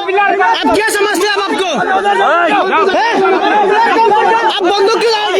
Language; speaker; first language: Hindi; non-native, learner; Bangla